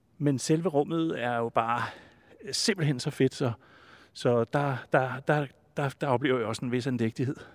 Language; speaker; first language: Danish; native; Danish